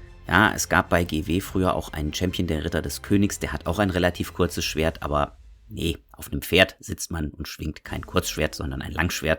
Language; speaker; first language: German; native; German